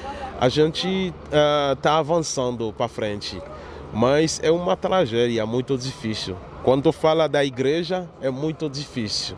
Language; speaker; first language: Portuguese; non-native, learner; Haitian Creole